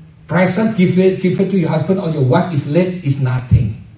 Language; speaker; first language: English; non-native, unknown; Indonesian